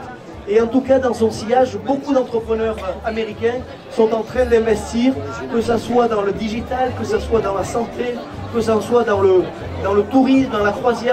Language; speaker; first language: French; native; French